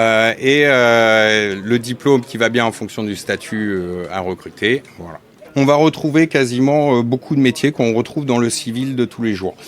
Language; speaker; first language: French; native; French